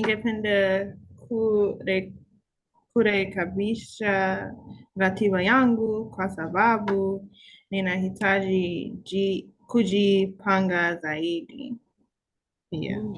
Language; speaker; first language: Swahili; non-native, learner; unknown